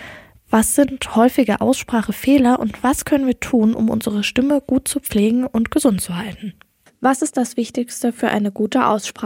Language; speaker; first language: German; native; German